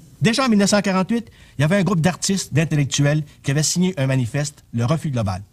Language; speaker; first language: French; native; French